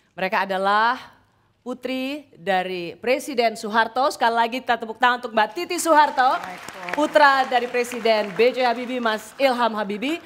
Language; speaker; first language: Indonesian; native; Indonesian